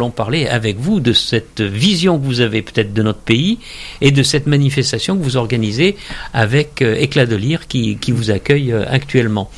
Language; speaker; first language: French; native; French